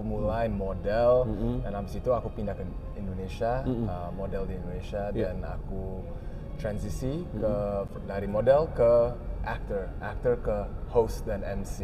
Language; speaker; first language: Indonesian; early bilingual, heritage; English